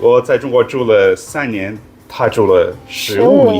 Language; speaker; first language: Chinese; non-native, fluent; Portuguese